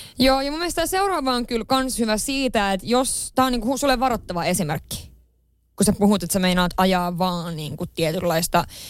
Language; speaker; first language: Finnish; early bilingual, heritage; Finnish